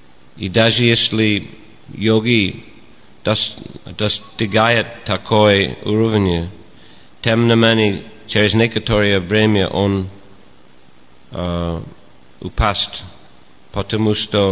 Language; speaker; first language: Russian; non-native, fluent; English